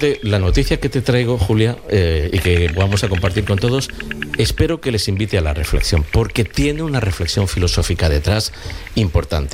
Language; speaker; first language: Spanish; native; Spanish